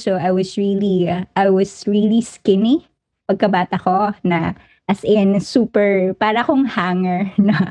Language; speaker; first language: English; non-native, local second language; Waray